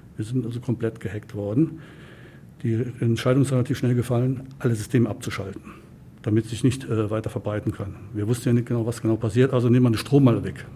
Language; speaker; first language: German; native; German